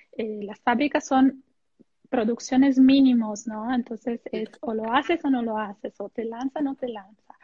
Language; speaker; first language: Spanish; non-native, fluent; Italian